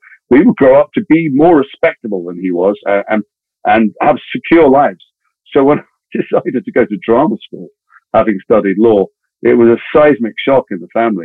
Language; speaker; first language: English; native; English